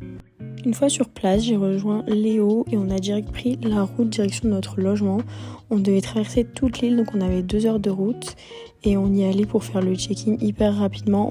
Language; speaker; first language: French; native; French